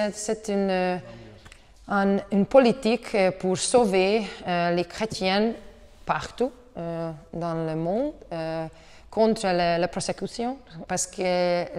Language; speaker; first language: French; non-native, learner; Hungarian